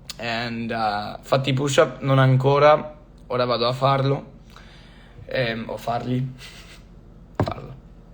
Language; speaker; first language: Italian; non-native, fluent; English